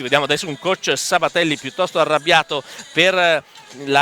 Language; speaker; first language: Italian; native; Italian